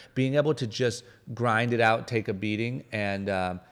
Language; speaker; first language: English; native; English